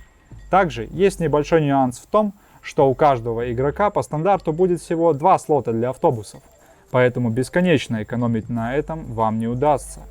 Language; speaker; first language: Russian; native; Russian